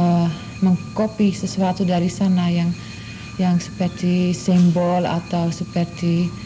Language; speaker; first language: Indonesian; non-native, fluent; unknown